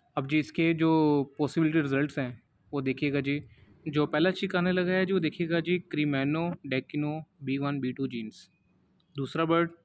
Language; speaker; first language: Urdu; non-native, local second language; Punjabi